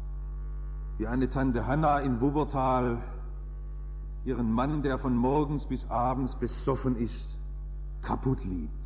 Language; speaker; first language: German; native; German